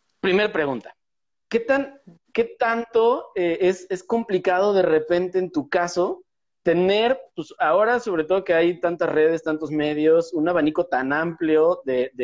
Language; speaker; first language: Spanish; native; Spanish